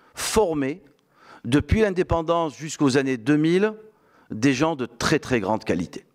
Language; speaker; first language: French; non-native, local second language; Arabic